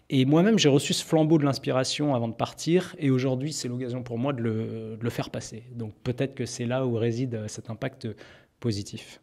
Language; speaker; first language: French; native; French